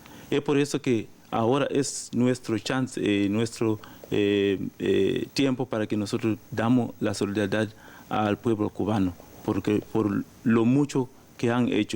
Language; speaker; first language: Spanish; non-native, learner; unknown